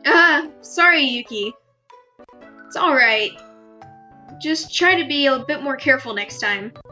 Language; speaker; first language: English; native; English